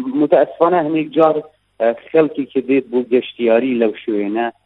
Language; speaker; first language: Central Kurdish; non-native, local second language; Kurdish